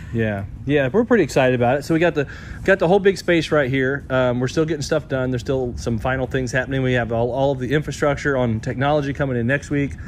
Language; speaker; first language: English; native; English